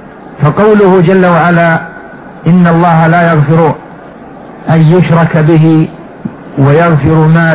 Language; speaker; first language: Arabic; native; Arabic